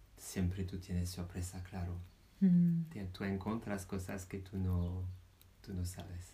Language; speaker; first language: Spanish; non-native, fluent; French